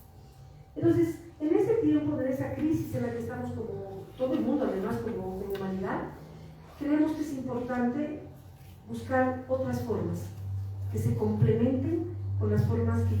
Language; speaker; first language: Spanish; native; Spanish